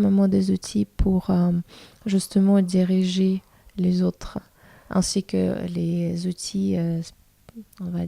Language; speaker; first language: French; non-native, fluent; Russian